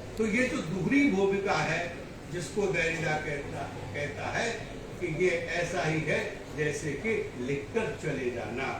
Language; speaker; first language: Hindi; non-native, local second language; Rajasthani